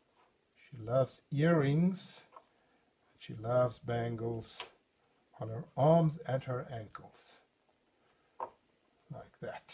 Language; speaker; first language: English; non-native, fluent; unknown